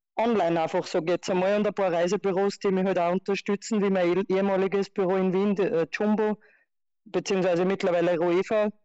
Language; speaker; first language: German; native; German